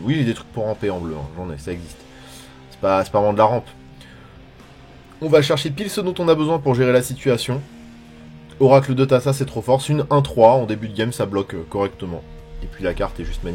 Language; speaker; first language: French; native; French